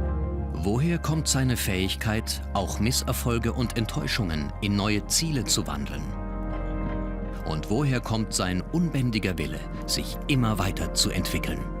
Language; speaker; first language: German; native; German